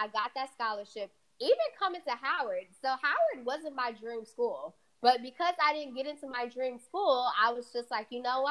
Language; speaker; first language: English; early bilingual, other home language; Fula